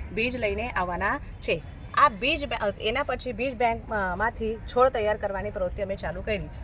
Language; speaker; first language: Gujarati; non-native, local second language; Marathi